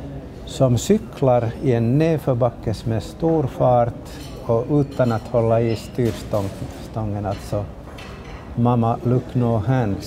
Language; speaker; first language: Swedish; native; Swedish